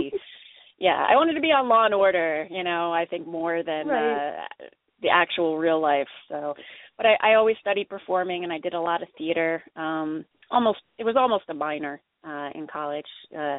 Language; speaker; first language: English; native; English